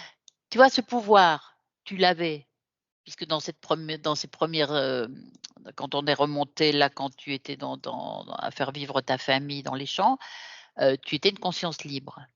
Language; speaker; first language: French; native; French